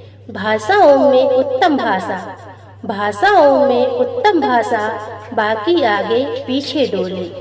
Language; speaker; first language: Hindi; native; Hindi